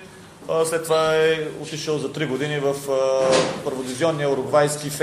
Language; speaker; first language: Bulgarian; native; Bulgarian